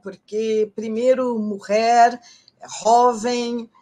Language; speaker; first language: Spanish; non-native, fluent; Portuguese